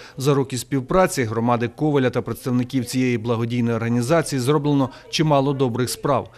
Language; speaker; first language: Ukrainian; native; Ukrainian